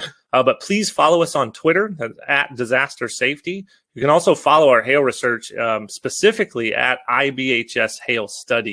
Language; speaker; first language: English; native; English